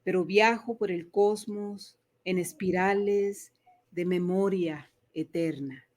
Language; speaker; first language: Spanish; early bilingual, other home language; English